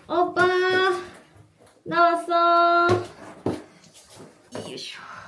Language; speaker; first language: Korean; non-native, fluent; Japanese